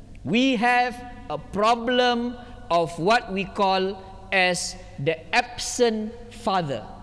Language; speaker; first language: English; non-native, local second language; Malay